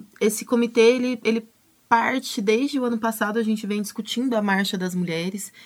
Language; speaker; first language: Portuguese; native; Portuguese